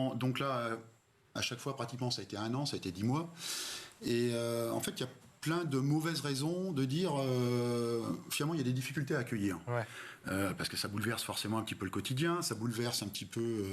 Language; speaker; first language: French; native; French